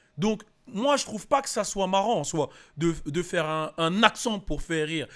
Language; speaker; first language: French; early bilingual, other home language; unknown